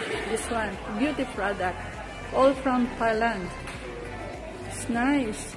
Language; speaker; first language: English; non-native, learner; Filipino